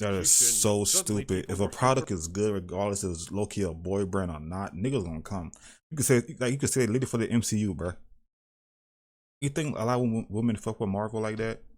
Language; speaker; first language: English; native; English